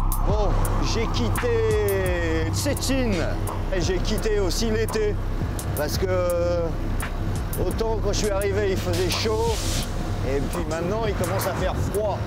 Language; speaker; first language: French; native; French